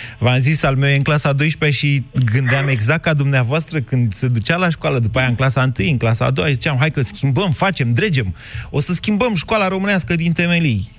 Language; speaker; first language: Romanian; native; Romanian